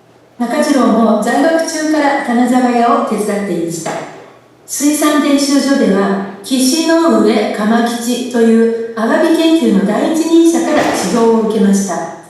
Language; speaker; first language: Japanese; native; Japanese